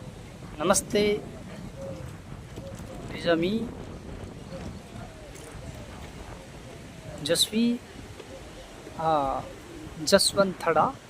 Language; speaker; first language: French; non-native, learner; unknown